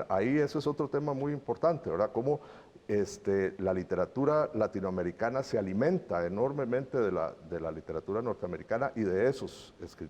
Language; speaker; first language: Spanish; native; Spanish